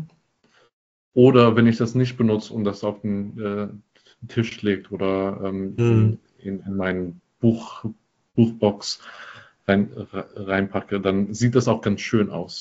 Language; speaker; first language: German; non-native, fluent; English